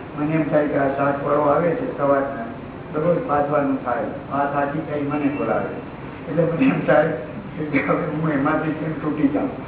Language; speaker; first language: Gujarati; early bilingual, heritage; Gujarati